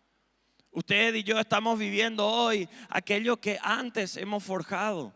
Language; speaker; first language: Spanish; native; Spanish